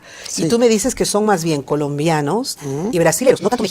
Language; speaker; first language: Spanish; native; Spanish